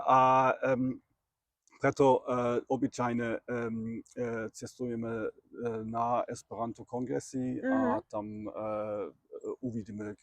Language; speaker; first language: Slovak; non-native, learner; German